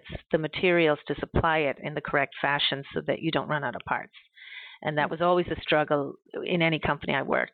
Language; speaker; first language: English; native; English